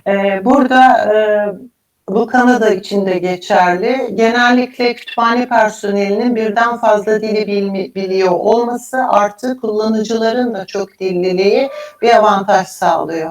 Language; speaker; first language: Turkish; native; Turkish